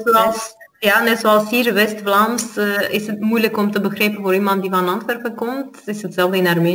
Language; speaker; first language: Dutch; non-native, fluent; Armenian